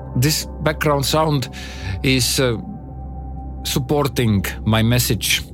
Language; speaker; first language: English; non-native, learner; Estonian